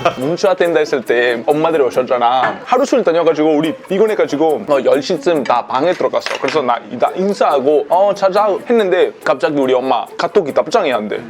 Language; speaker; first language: Korean; non-native, fluent; Italian